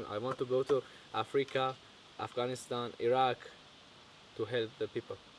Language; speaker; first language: English; non-native, learner; Persian